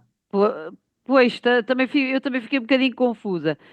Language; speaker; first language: Portuguese; native; Portuguese